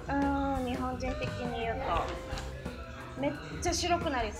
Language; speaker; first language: Japanese; native; Japanese